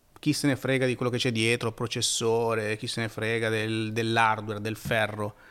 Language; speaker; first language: Italian; native; Italian